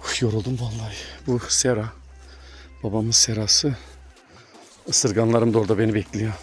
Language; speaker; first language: Turkish; native; Turkish